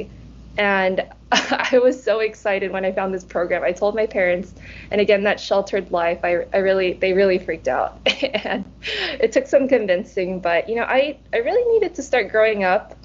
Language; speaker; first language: English; early bilingual, other home language; Cantonese